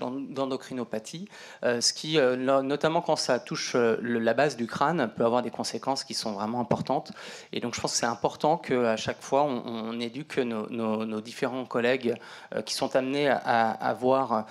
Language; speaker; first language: French; native; French